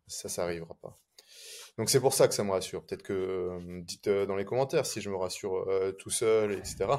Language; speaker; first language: French; native; French